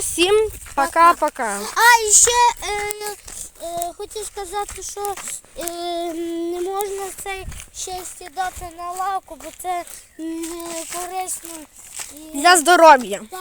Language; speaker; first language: Ukrainian; native; Ukrainian